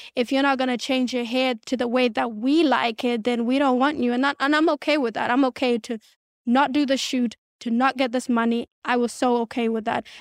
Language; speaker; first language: English; early bilingual, other home language; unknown